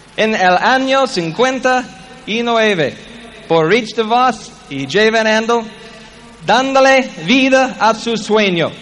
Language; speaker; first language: Spanish; non-native, learner; English